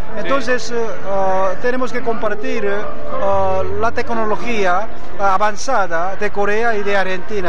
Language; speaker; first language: Spanish; non-native, fluent; Korean